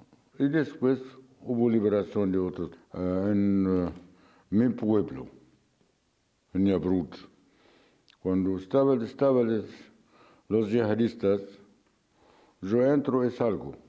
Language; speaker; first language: Spanish; non-native, fluent; Arabic